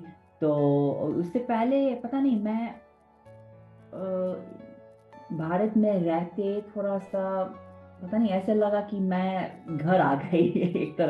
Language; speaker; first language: Hindi; non-native, fluent; English